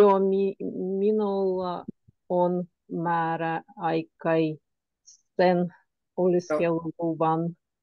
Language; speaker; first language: Finnish; non-native, learner; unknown